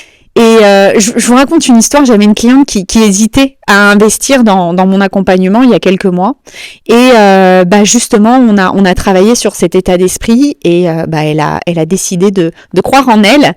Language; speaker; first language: French; native; French